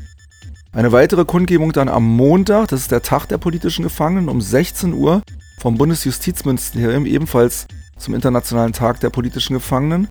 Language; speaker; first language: German; native; German